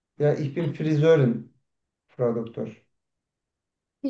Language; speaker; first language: German; non-native, learner; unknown